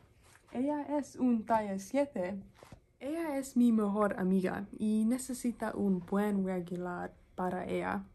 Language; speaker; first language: Spanish; non-native, learner; English